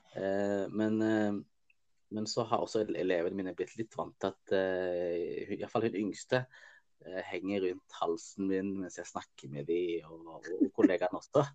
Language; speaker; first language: Norwegian; early bilingual, other home language; Somali